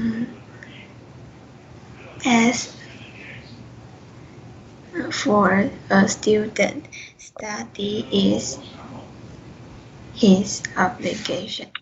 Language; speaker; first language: English; non-native, learner; Chinese